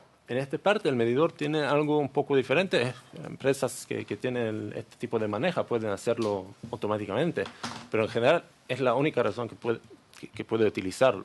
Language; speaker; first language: Spanish; non-native, learner; Hebrew